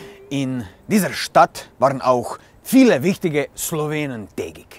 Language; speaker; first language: German; non-native, learner; Slovenian